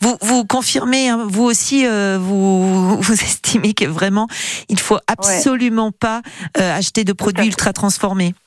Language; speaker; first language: French; native; French